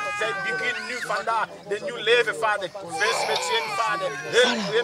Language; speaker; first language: Dutch; non-native, learner; Portuguese